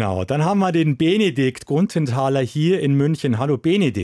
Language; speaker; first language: German; native; German